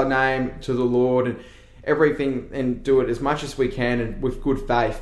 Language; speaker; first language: English; native; English